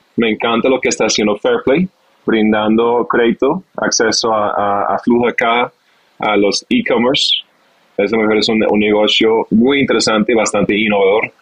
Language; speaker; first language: Spanish; non-native, fluent; English